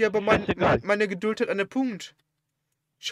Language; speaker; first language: German; native; German